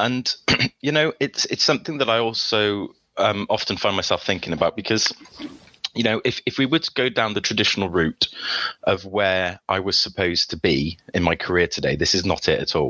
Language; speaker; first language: English; early bilingual, other home language; French